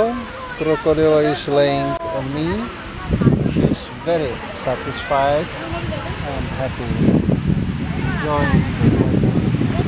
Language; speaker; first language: English; non-native, fluent; Czech